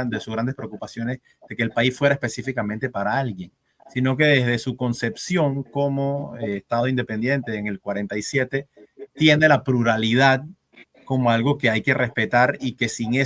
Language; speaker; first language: Spanish; native; Spanish